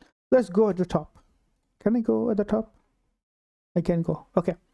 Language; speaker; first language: English; non-native, local second language; Bangla